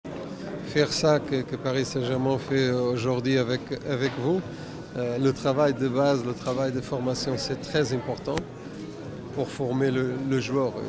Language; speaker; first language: French; non-native, fluent; Portuguese